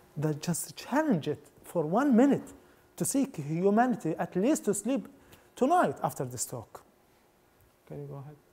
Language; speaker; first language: English; non-native, fluent; Arabic